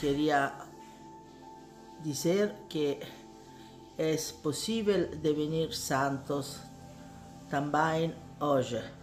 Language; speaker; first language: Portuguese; non-native, learner; Italian